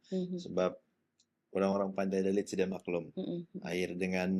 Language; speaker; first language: Malay; native; Malay